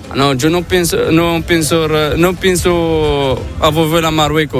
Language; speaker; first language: Spanish; non-native, learner; Arabic